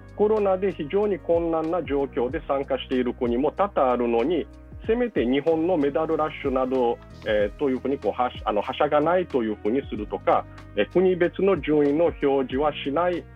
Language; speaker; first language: Japanese; non-native, fluent; Portuguese